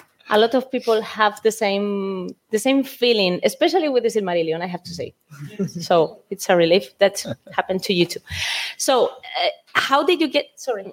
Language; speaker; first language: English; non-native, fluent; Spanish